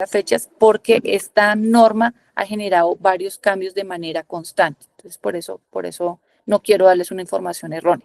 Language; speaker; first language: Spanish; native; Spanish